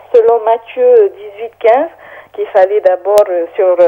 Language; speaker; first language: French; native; French